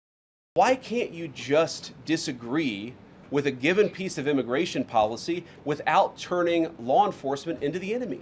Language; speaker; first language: English; native; English